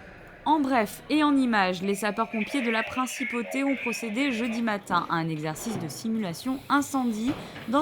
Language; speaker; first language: French; native; French